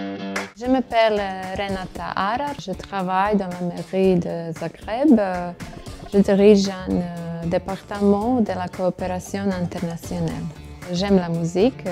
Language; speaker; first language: French; non-native, fluent; Croatian